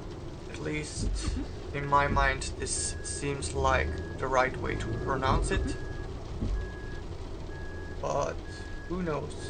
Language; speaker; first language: English; non-native, fluent; German